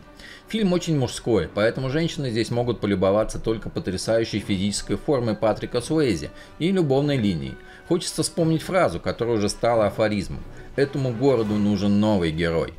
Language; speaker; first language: Russian; native; Russian